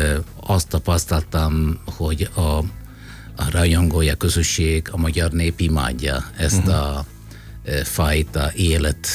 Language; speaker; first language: Hungarian; non-native, fluent; Italian